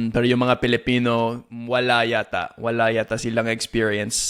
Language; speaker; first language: Filipino; non-native, fluent; English